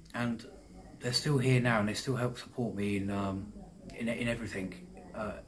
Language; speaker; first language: English; native; English